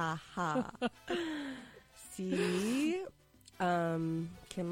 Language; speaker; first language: Spanish; non-native, learner; English